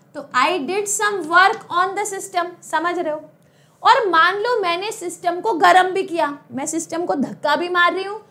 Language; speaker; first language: Hindi; native; Hindi